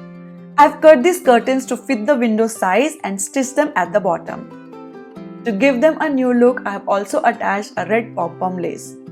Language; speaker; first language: English; non-native, local second language; Hindi